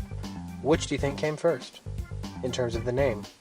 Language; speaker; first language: English; native; English